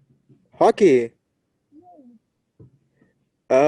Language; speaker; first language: English; non-native, learner; Spanish